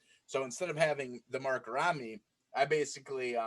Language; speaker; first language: English; native; English